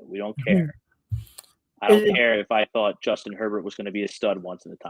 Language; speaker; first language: English; native; English